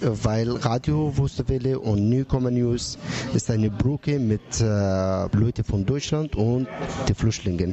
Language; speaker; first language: German; non-native, learner; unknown